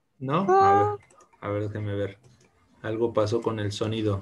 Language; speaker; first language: Spanish; native; Spanish